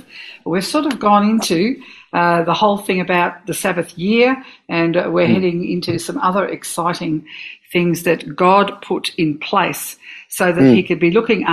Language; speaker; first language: English; native; English